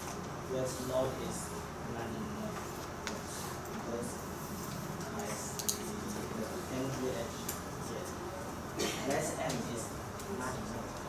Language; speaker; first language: English; non-native, learner; Chinese